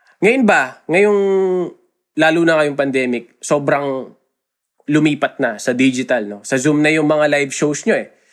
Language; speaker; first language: Filipino; native; Filipino